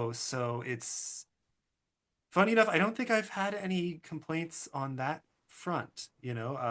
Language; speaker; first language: English; native; English